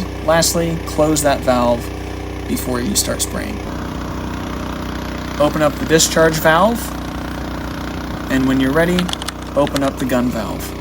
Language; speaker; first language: English; native; English